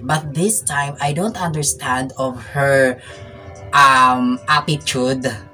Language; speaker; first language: English; non-native, local second language; Filipino